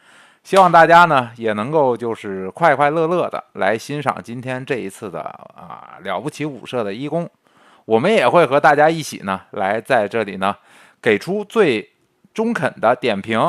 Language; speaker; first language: Chinese; native; Chinese